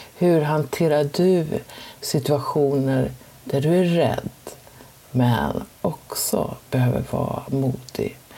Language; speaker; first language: Swedish; native; Swedish